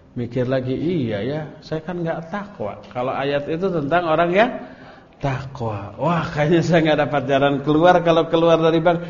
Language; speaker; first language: Indonesian; non-native, local second language; Sundanese